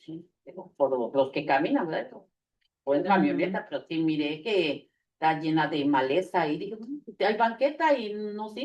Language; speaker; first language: Spanish; native; Spanish